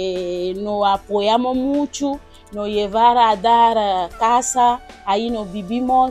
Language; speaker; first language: Spanish; non-native, learner; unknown